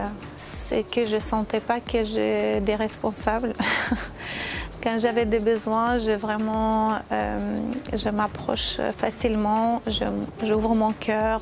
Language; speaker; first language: French; non-native, fluent; Armenian